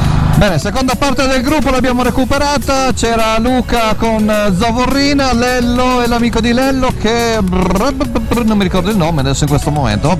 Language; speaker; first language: Italian; native; Italian